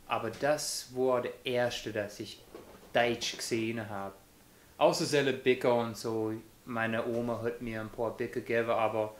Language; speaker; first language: German; non-native, fluent; English